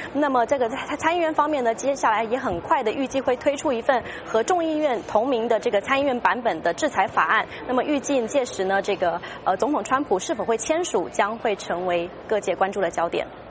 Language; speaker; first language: Chinese; native; Chinese